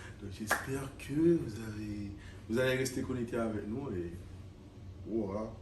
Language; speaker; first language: French; non-native, local second language; Haitian Creole